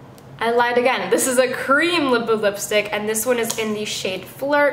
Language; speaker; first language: English; native; English